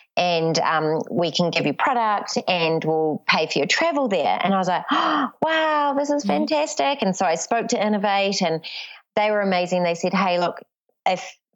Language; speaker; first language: English; native; English